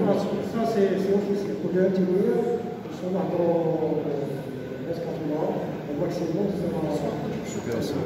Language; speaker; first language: French; non-native, local second language; Arabic